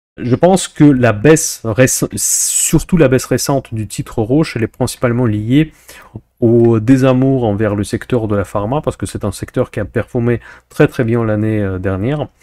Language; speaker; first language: French; non-native, fluent; Russian